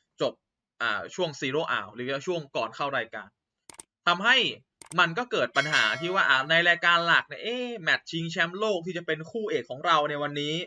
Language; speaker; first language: Thai; native; Thai